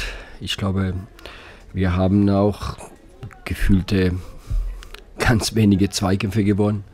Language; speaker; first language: German; non-native, fluent; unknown